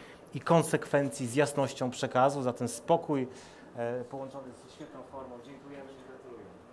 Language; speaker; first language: Polish; native; Polish